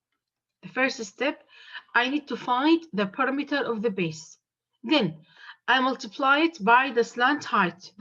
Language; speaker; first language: English; non-native, fluent; Arabic